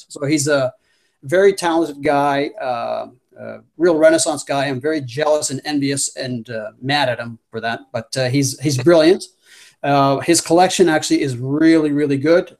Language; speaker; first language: English; native; English